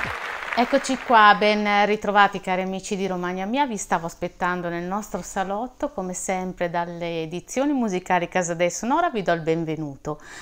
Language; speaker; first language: Italian; native; Italian